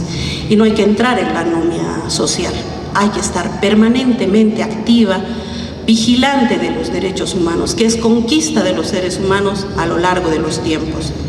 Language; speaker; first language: Spanish; native; Spanish